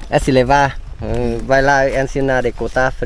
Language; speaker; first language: Portuguese; non-native, learner; Vietnamese